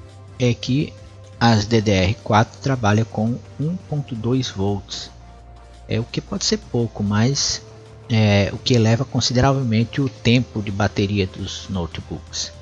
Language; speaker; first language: Portuguese; native; Portuguese